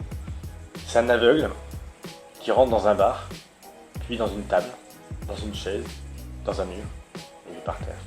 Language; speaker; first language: French; native; French